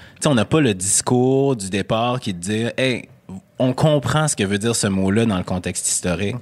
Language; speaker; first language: French; native; French